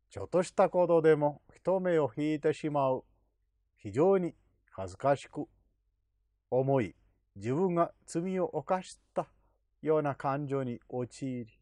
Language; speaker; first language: Japanese; non-native, fluent; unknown